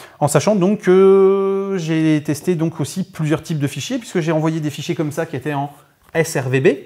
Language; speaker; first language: French; native; French